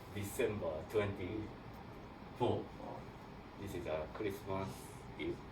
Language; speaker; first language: English; non-native, learner; Japanese